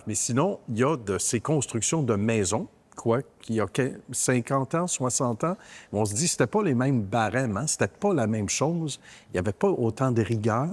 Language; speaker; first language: French; native; French